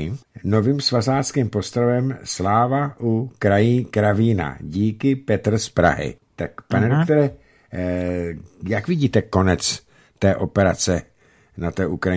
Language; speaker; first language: Czech; native; Czech